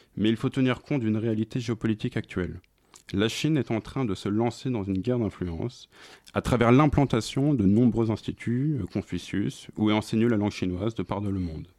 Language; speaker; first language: French; native; French